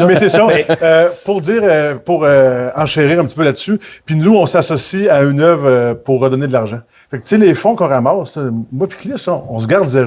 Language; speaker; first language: French; native; French